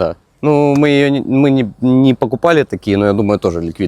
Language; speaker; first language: Russian; native; Russian